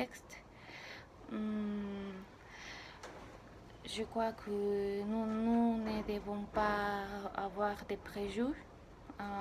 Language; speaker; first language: French; non-native, learner; Spanish